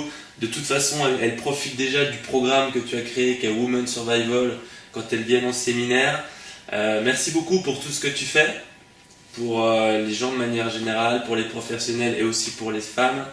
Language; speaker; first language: French; native; French